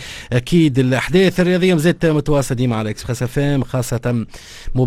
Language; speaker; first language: Arabic; native; Arabic